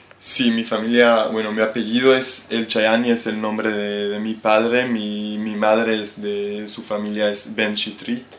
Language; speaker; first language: Spanish; non-native, fluent; Hebrew